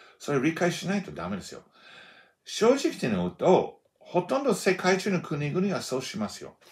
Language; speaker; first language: Japanese; non-native, fluent; English